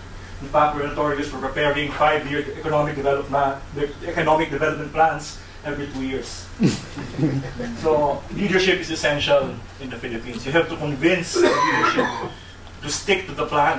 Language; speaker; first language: English; non-native, local second language; Bikol